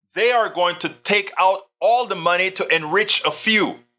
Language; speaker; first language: English; non-native, fluent; Spanish